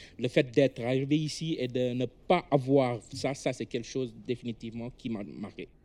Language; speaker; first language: French; non-native, local second language; Wolof